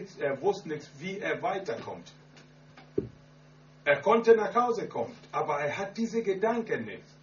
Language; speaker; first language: German; non-native, learner; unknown